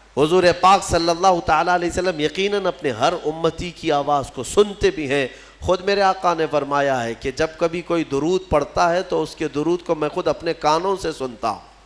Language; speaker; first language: Urdu; native; Urdu